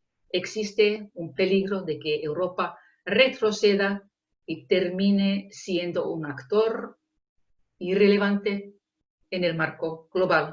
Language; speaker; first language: Spanish; non-native, fluent; Finnish